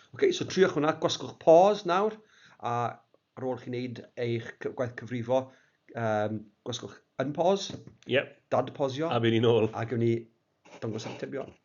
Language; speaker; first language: Welsh; native; Welsh